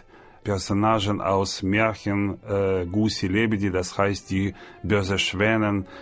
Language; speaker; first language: German; non-native, learner; Russian